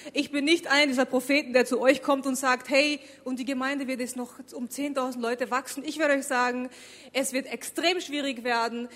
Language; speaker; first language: German; early bilingual, other home language; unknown